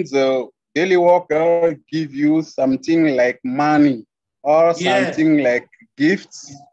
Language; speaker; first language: English; non-native, learner; French